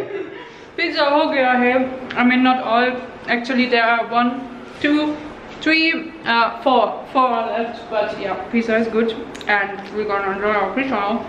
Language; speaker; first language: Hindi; non-native, learner; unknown